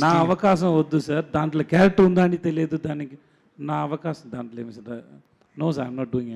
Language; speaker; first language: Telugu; non-native, learner; Tamil